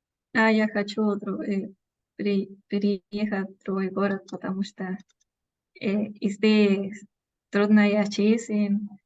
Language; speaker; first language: Russian; non-native, learner; Spanish